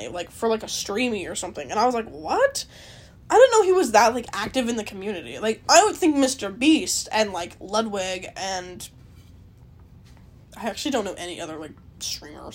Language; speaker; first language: English; native; English